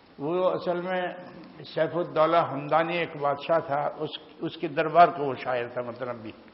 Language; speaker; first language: Urdu; non-native, local second language; Gujarati